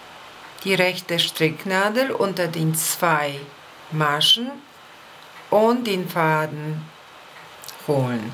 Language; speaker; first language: German; non-native, fluent; Polish